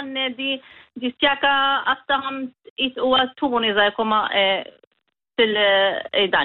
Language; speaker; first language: Danish; non-native, learner; Kurdish